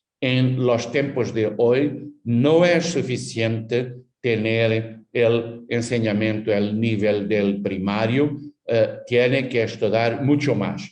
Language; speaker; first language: Spanish; non-native, fluent; Portuguese